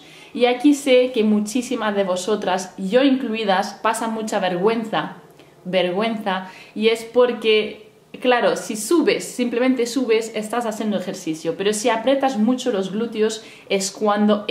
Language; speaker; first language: Spanish; native; Spanish